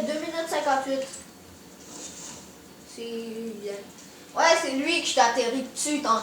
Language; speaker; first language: French; native; French